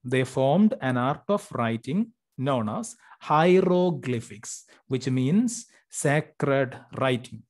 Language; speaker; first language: English; non-native, local second language; Malayalam